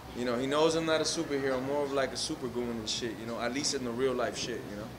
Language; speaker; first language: English; early bilingual, other home language; Spanish